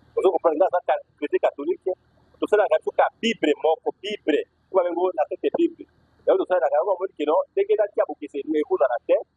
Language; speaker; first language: Lingala; non-native, local second language; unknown